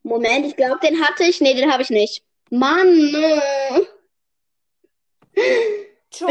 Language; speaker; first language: German; native; German